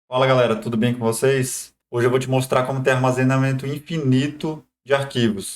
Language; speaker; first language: Portuguese; native; Portuguese